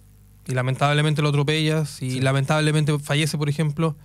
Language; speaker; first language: Spanish; native; Spanish